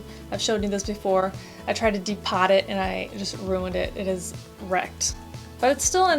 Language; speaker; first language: English; native; English